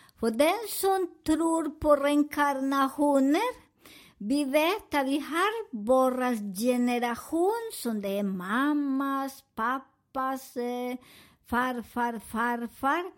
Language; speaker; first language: Swedish; non-native, learner; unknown